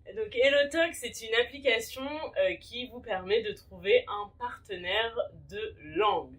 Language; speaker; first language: French; native; French